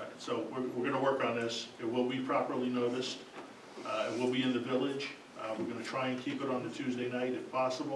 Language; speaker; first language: English; native; English